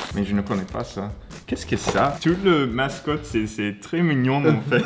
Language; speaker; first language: French; non-native, learner; English